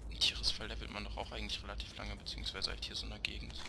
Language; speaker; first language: German; native; German